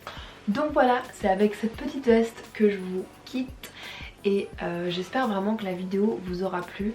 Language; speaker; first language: French; native; French